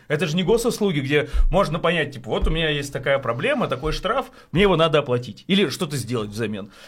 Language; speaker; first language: Russian; native; Russian